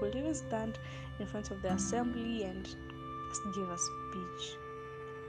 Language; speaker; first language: English; non-native, local second language; Gusii